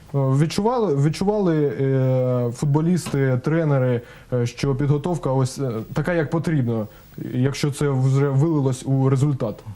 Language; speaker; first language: Ukrainian; non-native, local second language; Russian